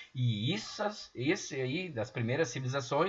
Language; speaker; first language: Portuguese; native; Portuguese